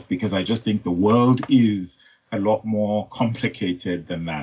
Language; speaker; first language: English; non-native, local second language; Yoruba